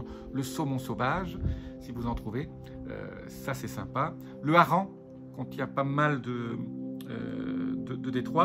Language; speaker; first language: French; native; French